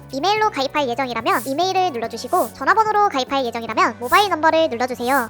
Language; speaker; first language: Korean; native; Korean